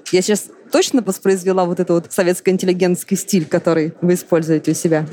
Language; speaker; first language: Russian; native; Russian